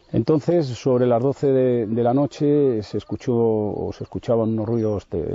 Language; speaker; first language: Spanish; native; Spanish